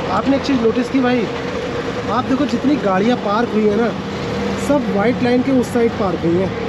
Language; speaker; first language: Hindi; native; Hindi